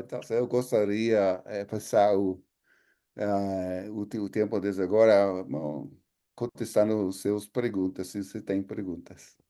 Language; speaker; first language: Portuguese; non-native, fluent; English